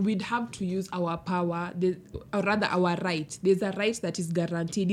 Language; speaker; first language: English; non-native, local second language; Luo (Kenya and Tanzania)